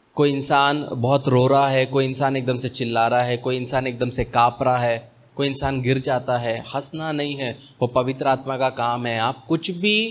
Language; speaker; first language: Hindi; native; Hindi